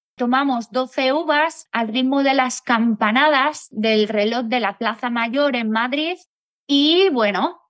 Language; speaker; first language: Spanish; native; Spanish